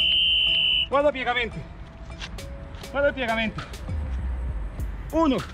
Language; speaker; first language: Italian; non-native, learner; Spanish